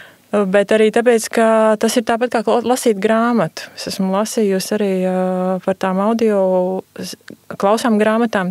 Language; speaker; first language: Latvian; native; Latvian